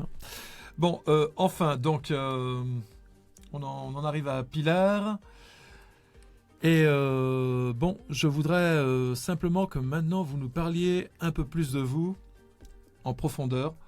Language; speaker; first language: French; native; French